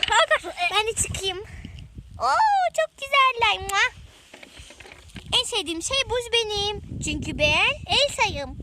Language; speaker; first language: Turkish; native; Turkish